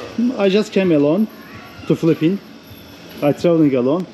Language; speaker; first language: English; non-native, learner; Turkish